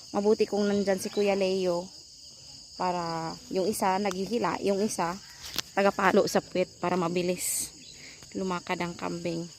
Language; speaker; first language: Filipino; non-native, local second language; Cebuano